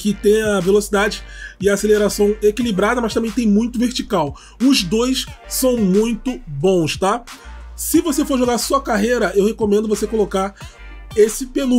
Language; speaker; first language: Portuguese; native; Portuguese